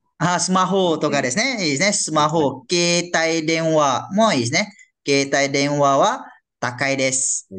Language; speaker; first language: Japanese; non-native, fluent; Malay